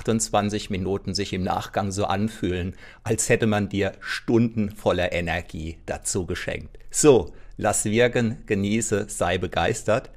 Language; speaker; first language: German; native; German